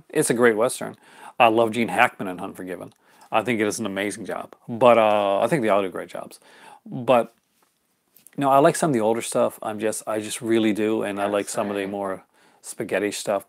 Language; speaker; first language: English; native; English